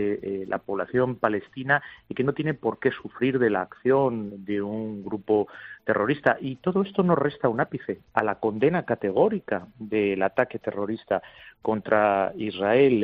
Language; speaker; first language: Spanish; native; Spanish